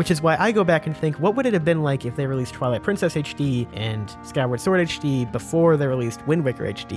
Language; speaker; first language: English; native; English